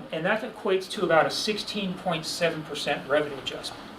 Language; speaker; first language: English; native; English